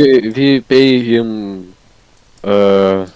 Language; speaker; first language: English; non-native, learner; Russian